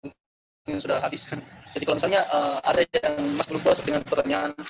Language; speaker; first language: Indonesian; native; Indonesian